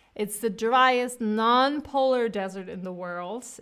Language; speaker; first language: English; non-native, fluent; German